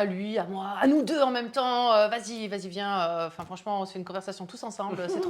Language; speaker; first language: French; native; French